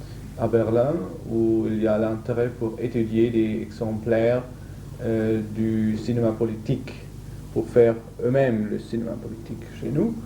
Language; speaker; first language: French; non-native, fluent; German